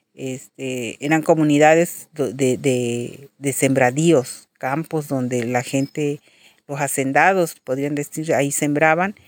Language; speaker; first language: Spanish; native; Spanish